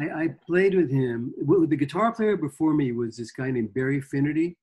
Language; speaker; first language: English; native; English